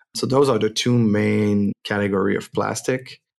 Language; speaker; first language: English; non-native, fluent; French